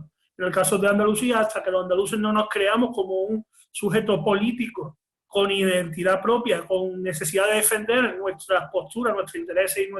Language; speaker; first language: Spanish; native; Spanish